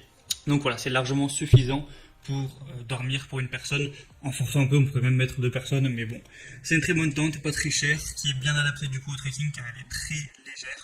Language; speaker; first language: French; native; French